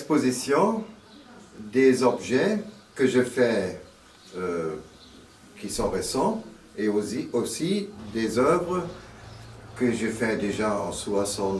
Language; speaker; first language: French; non-native, fluent; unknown